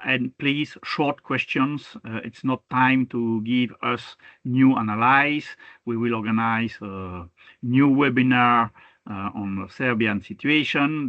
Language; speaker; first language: English; non-native, fluent; French